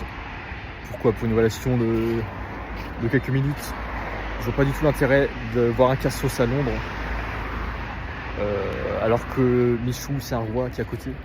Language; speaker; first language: French; native; French